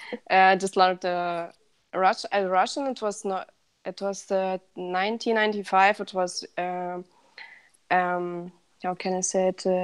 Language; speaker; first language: English; non-native, learner; Russian